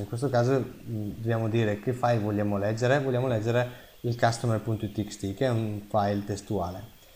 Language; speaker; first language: Italian; native; Italian